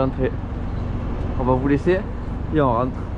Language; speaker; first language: French; native; French